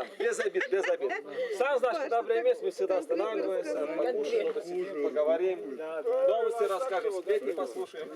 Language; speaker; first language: Russian; native; Russian